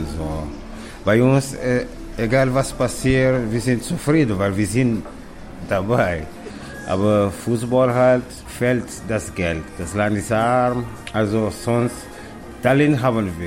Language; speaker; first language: German; non-native, learner; Kabuverdianu